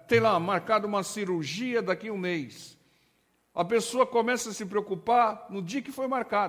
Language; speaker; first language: Portuguese; native; Portuguese